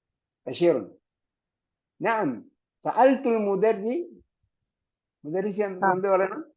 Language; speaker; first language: Arabic; non-native, fluent; Malayalam